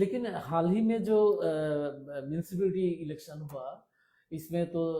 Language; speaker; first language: Hindi; non-native, local second language; Bangla